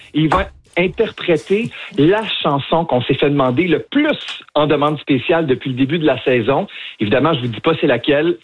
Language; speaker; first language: French; native; French